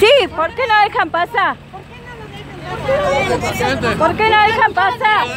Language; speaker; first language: Spanish; native; Spanish